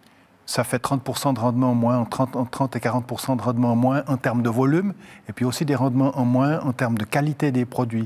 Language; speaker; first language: French; native; French